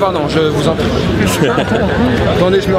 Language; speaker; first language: French; native; French